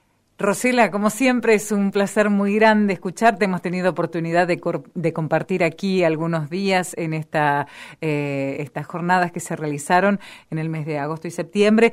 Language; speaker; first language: Spanish; native; Spanish